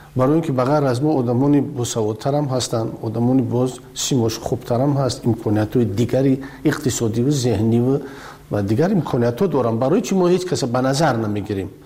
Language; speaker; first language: Persian; native; Persian